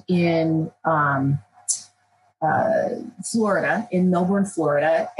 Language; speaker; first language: English; native; English